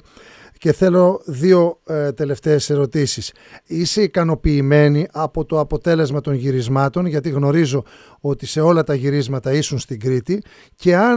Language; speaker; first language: Greek; native; Greek